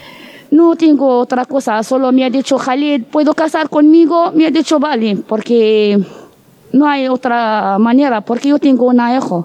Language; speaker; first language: Spanish; non-native, learner; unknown